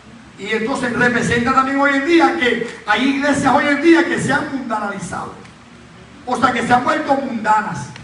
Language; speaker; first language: Spanish; native; Spanish